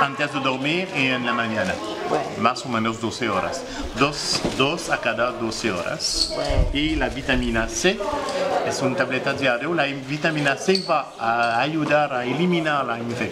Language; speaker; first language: Spanish; non-native, learner; French